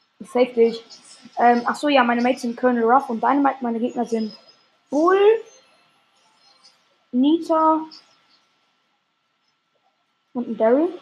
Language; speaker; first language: German; native; German